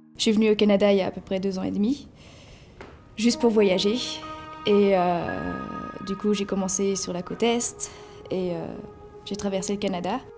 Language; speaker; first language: French; native; French